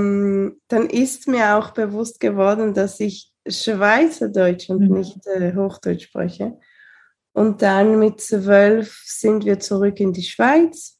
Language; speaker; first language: German; early bilingual, heritage; Spanish